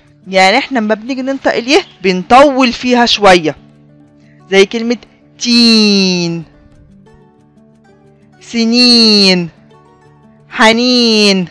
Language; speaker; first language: Arabic; native; Arabic